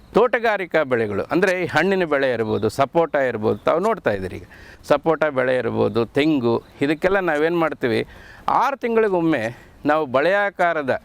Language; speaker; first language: Kannada; native; Kannada